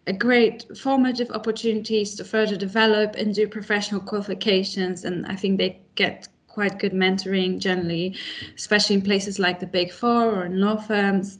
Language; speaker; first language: English; non-native, fluent; Polish